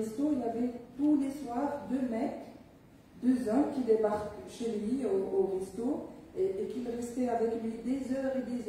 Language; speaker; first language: French; non-native, local second language; Arabic